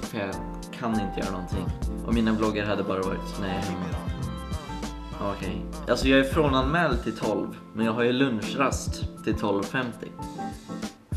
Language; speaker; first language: Swedish; native; Swedish